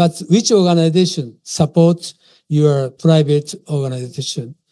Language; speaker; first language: English; non-native, fluent; Japanese